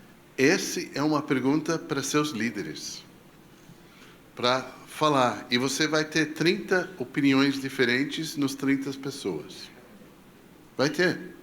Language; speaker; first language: Portuguese; non-native, fluent; English